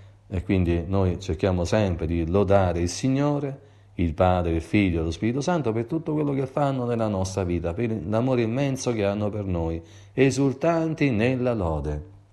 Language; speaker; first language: Italian; native; Italian